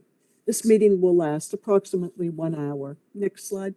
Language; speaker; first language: English; native; English